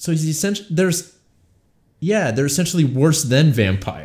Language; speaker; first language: English; native; English